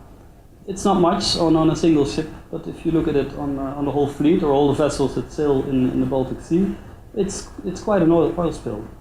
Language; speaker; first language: English; non-native, fluent; Dutch